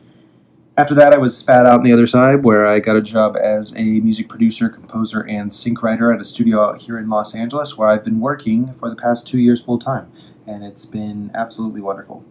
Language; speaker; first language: English; native; English